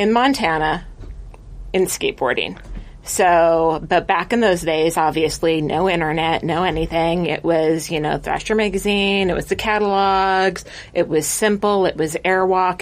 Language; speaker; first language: English; native; English